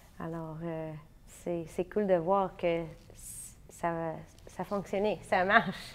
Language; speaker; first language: French; non-native, fluent; English